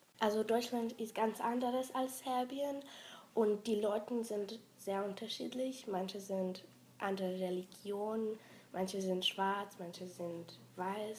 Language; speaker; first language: German; non-native, learner; Serbian